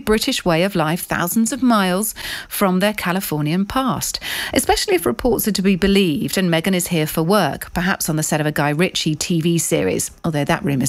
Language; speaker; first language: English; native; English